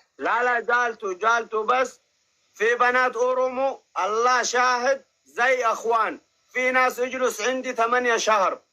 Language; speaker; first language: Arabic; non-native, learner; Oromo